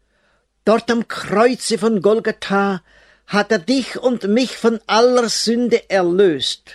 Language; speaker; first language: German; native; German